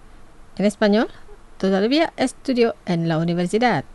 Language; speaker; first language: Spanish; non-native, fluent; Indonesian